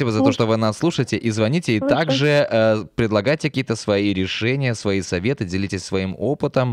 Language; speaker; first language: Russian; native; Russian